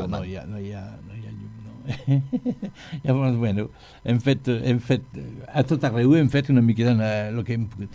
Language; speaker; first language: Catalan; non-native, learner; French